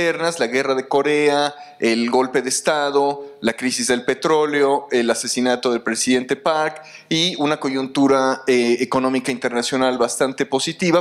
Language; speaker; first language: Spanish; native; Spanish